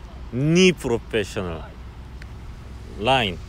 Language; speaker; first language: Russian; non-native, learner; Korean